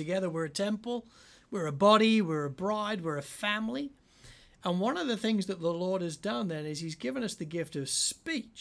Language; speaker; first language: English; native; English